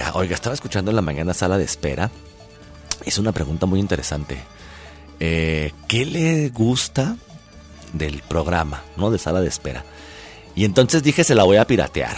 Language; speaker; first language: Spanish; native; Spanish